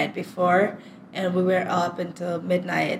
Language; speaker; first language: English; non-native, fluent; French